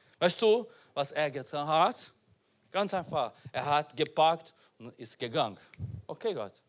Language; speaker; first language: German; non-native, learner; Portuguese